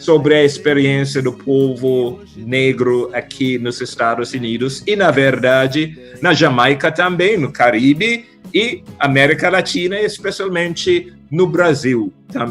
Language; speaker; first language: Portuguese; non-native, fluent; English